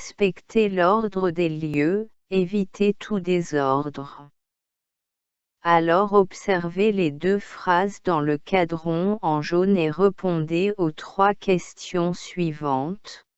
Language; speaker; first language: French; non-native, local second language; Arabic